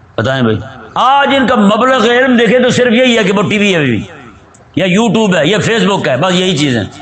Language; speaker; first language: Urdu; non-native, local second language; Punjabi